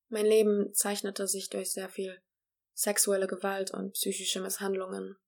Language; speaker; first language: German; early bilingual, other home language; Polish